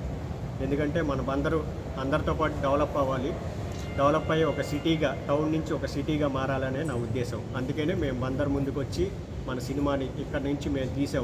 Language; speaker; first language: Telugu; native; Telugu